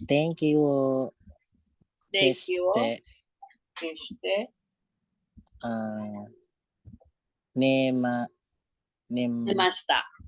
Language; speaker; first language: Japanese; non-native, learner; Filipino